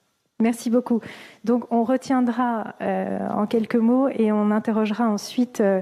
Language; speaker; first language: French; native; French